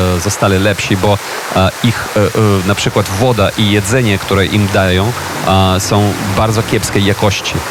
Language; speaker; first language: Polish; non-native, fluent; Ukrainian